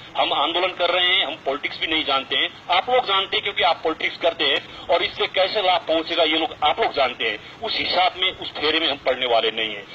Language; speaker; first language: Hindi; non-native, local second language; Nepali